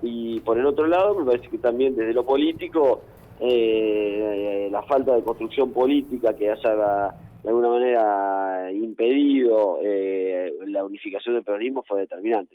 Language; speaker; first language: Spanish; native; Spanish